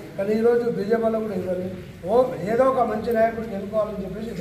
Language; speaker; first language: Telugu; non-native, local second language; Lambadi